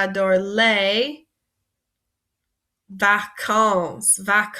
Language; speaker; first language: French; non-native, fluent; English